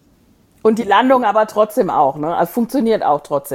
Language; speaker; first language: German; native; German